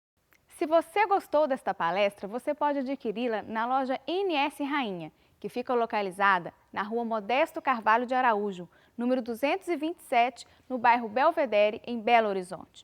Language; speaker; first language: Portuguese; native; Portuguese